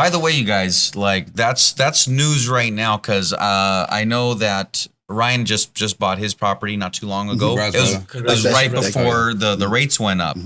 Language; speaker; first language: English; native; English